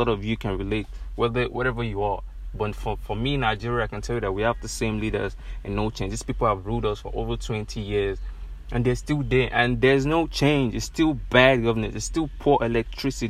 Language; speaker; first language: English; non-native, local second language; Yoruba